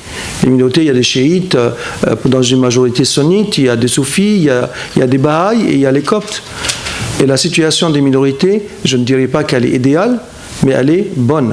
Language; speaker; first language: French; non-native, fluent; Arabic